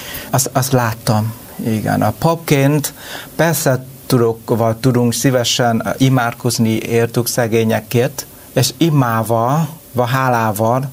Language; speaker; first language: Hungarian; non-native, learner; Vietnamese